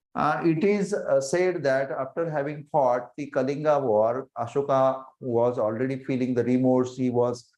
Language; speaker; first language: English; non-native, local second language; Marathi